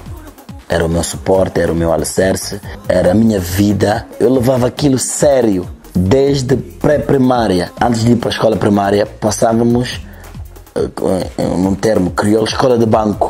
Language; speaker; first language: Portuguese; non-native, local second language; Upper Guinea Crioulo